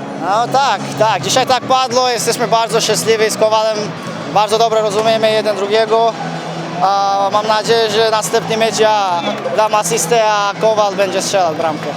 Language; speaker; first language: Polish; non-native, learner; Armenian